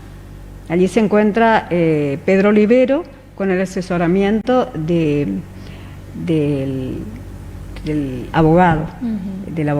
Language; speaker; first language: Spanish; native; Spanish